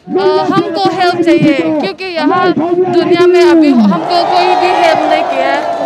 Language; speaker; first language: Hindi; non-native, learner; Burmese